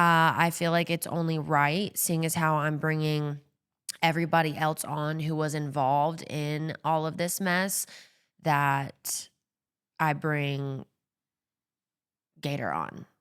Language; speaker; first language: English; native; English